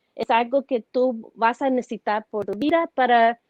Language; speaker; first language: Spanish; early bilingual, heritage; Spanish